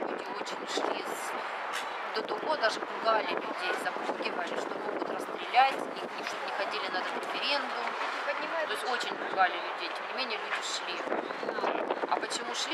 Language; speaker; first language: Russian; native; Russian